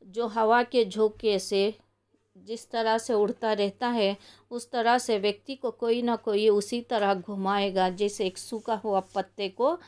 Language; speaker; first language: Hindi; non-native, local second language; Kannada